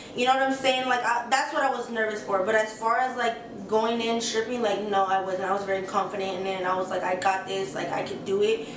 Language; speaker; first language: English; native; English